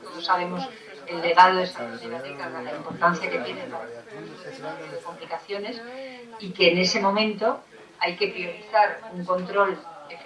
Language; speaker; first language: Spanish; native; Spanish